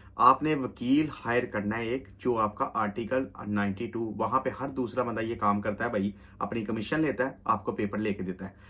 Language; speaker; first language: Urdu; non-native, local second language; Punjabi